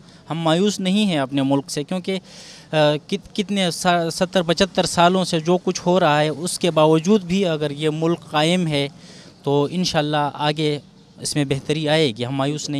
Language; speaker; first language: Urdu; native; Urdu